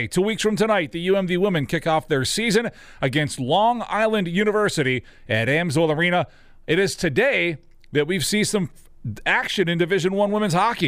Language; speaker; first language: English; native; English